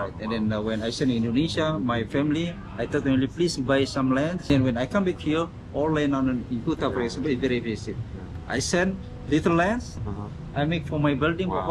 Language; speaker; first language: English; non-native, learner; Indonesian